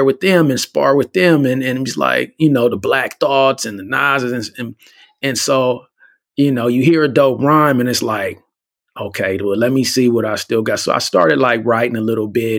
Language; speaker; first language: English; native; English